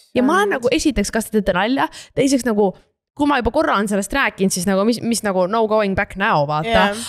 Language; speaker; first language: Estonian; native; Estonian